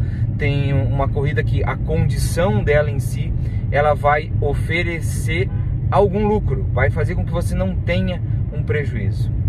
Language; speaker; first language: Portuguese; native; Portuguese